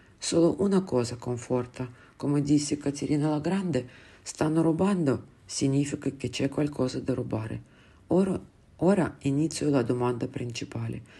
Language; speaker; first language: Italian; non-native, fluent; Russian